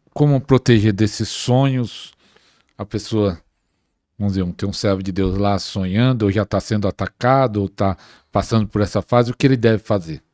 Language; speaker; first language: Portuguese; native; Portuguese